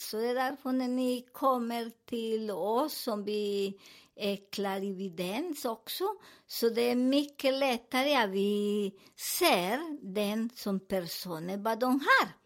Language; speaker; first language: Swedish; non-native, learner; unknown